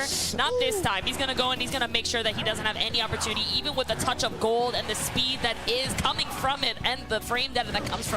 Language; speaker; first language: English; native; English